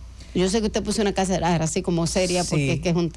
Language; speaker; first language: Spanish; native; Spanish